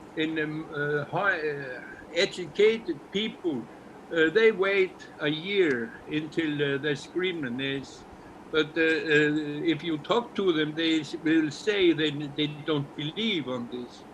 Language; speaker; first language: English; non-native, learner; Icelandic